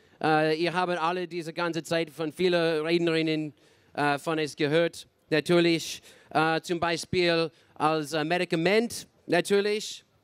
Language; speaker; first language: German; non-native, learner; English